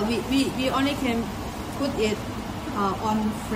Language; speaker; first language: English; non-native, learner; Chinese